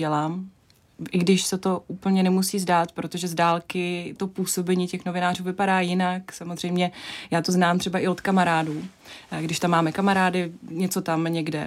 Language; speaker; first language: Czech; non-native, fluent; Russian